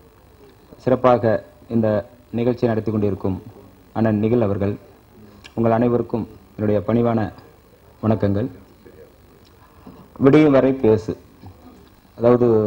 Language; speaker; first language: Tamil; native; Tamil